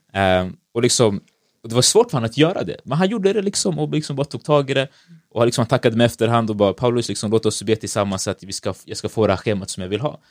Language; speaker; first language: Swedish; early bilingual, other home language; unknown